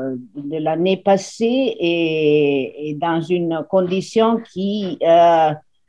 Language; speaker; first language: French; non-native, fluent; Italian